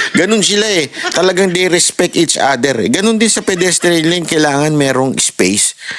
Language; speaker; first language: Filipino; native; Filipino